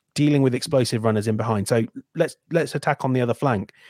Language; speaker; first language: English; native; English